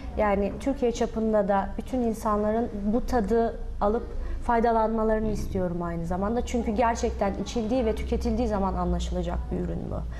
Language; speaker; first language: Turkish; native; Turkish